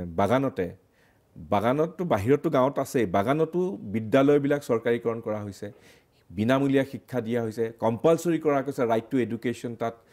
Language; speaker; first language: Assamese; native; Assamese